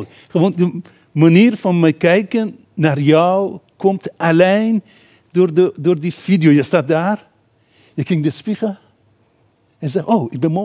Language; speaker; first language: Dutch; non-native, fluent; Persian